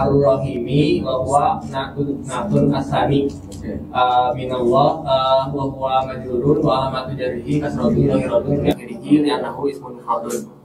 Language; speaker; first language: Arabic; non-native, learner; Indonesian